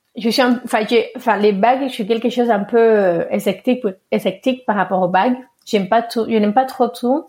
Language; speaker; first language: French; early bilingual, other home language; Spanish